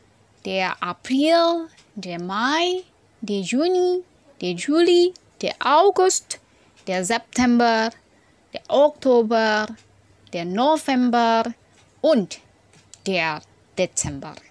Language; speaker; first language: German; non-native, fluent; Indonesian